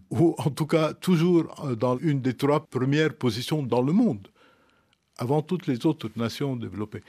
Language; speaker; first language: French; non-native, local second language; Arabic